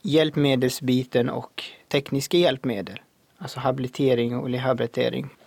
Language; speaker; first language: Swedish; non-native, fluent; Arabic